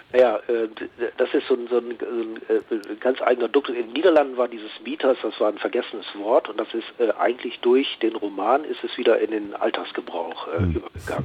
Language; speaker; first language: German; native; German